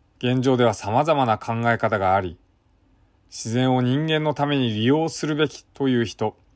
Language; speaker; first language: Japanese; native; Japanese